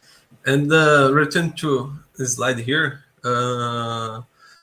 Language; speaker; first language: English; non-native, learner; Portuguese